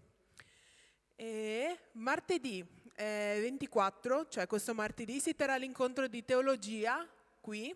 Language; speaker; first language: Italian; native; Italian